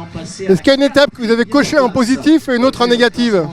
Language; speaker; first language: French; native; French